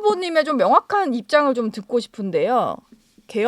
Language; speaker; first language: Korean; native; Korean